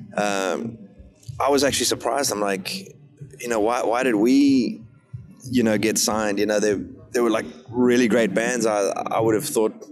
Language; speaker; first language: English; native; English